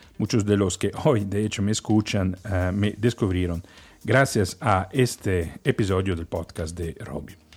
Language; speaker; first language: Spanish; non-native, fluent; Italian